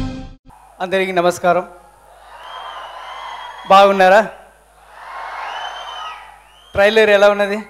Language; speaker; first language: Telugu; non-native, learner; Tamil